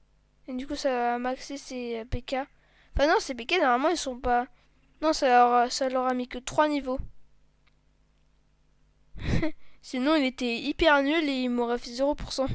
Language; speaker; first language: French; native; French